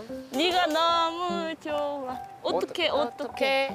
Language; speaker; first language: Korean; native; Korean